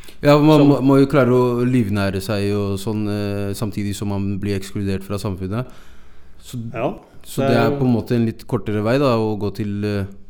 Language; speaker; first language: Norwegian; native; Norwegian